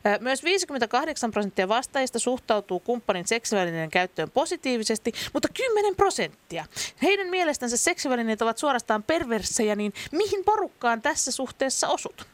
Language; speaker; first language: Finnish; native; Finnish